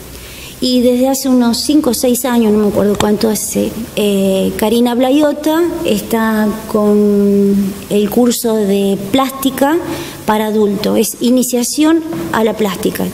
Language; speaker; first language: Spanish; native; Spanish